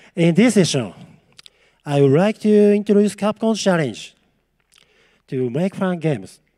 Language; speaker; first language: English; non-native, learner; Japanese